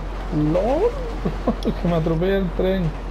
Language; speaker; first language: Spanish; native; Spanish